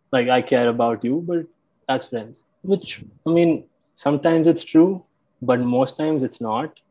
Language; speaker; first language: English; non-native, local second language; Hindi